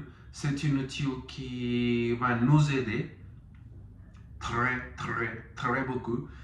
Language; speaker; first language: French; non-native, learner; Spanish